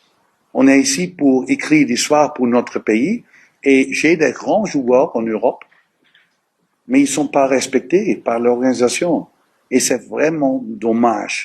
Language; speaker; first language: French; non-native, learner; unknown